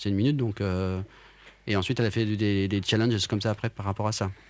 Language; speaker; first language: French; native; French